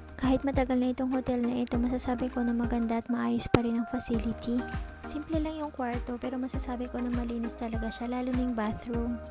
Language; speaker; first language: Filipino; native; Filipino